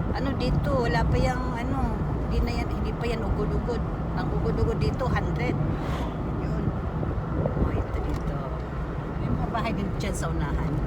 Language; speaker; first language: Filipino; non-native, local second language; Cebuano